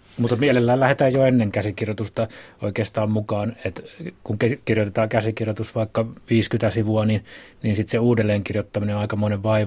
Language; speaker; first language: Finnish; native; Finnish